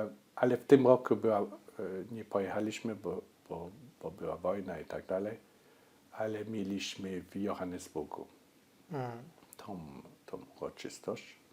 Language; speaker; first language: Polish; early bilingual, heritage; Polish